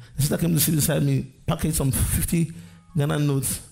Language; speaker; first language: English; non-native, local second language; Akan